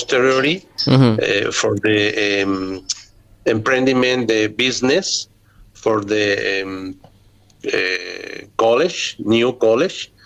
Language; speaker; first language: English; non-native, learner; Spanish